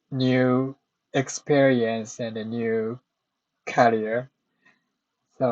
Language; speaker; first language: English; non-native, learner; Japanese